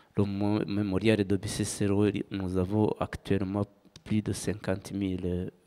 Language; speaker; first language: French; non-native, local second language; Kinyarwanda